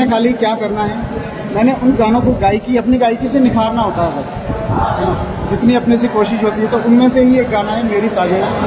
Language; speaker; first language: Hindi; non-native, local second language; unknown